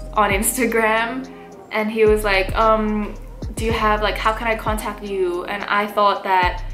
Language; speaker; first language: English; early bilingual, heritage; English